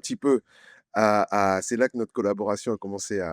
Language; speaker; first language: French; native; French